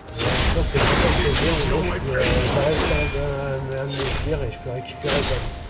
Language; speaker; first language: French; native; French